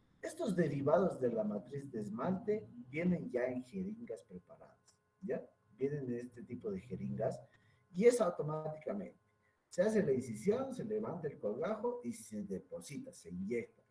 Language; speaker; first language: Spanish; native; Spanish